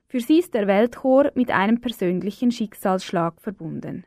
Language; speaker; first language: German; native; German